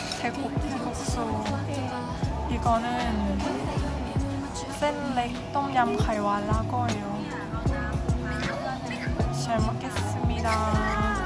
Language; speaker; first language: Korean; non-native, learner; Thai